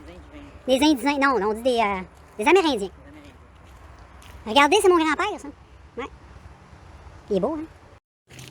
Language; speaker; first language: French; native; French